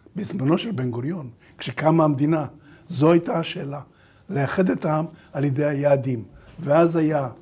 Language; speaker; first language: Hebrew; early bilingual, other home language; Bulgarian